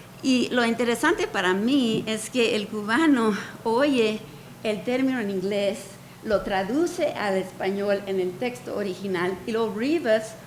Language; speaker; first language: Spanish; early bilingual, heritage; Spanish